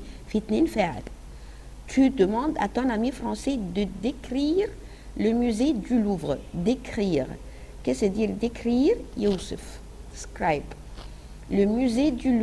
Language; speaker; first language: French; non-native, fluent; Arabic